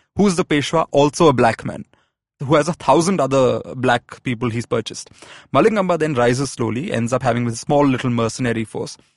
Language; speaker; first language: English; non-native, local second language; Malayalam